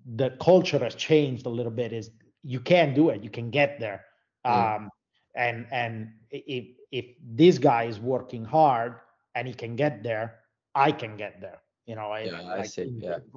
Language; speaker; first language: English; non-native, fluent; Italian